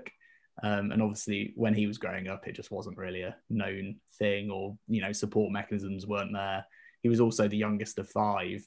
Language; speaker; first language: English; native; English